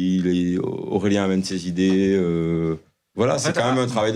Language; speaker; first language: French; native; French